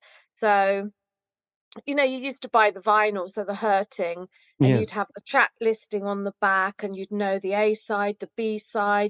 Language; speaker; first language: English; native; English